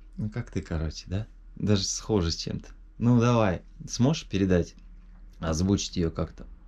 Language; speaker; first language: Russian; native; Russian